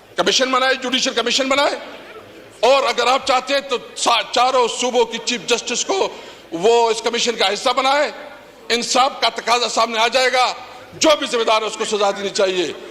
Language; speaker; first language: Urdu; non-native, local second language; Pashto